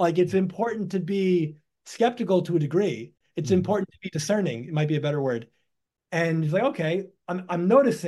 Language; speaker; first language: English; native; English